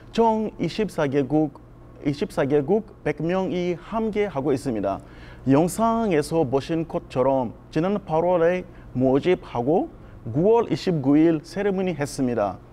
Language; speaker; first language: Korean; non-native, fluent; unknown